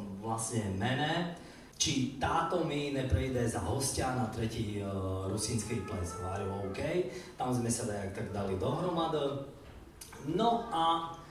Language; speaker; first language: Slovak; non-native, local second language; Rusyn